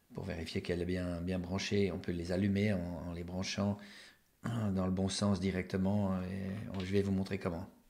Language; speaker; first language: French; native; French